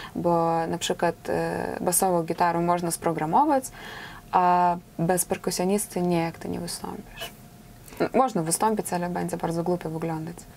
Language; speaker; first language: Polish; native; Polish